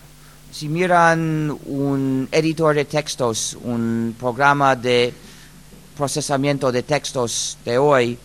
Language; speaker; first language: Spanish; non-native, fluent; English